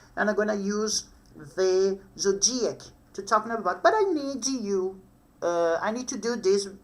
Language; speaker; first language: English; non-native, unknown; Portuguese